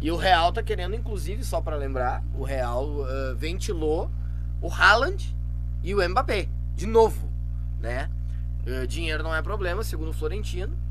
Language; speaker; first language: Portuguese; native; Portuguese